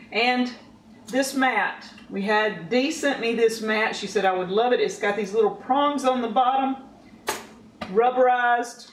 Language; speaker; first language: English; native; English